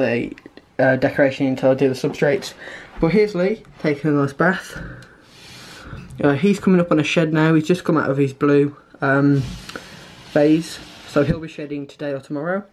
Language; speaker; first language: English; native; English